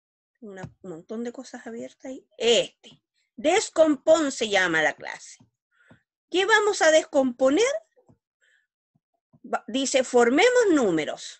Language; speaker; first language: Spanish; native; Spanish